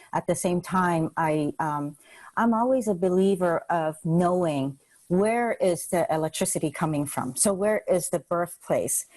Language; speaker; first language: English; non-native, local second language; Cantonese